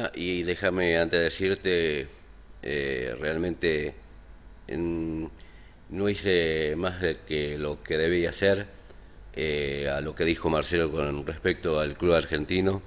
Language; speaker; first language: Spanish; native; Spanish